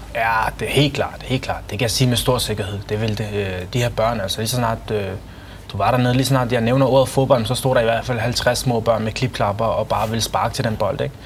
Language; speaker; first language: Danish; early bilingual, other home language; Arabic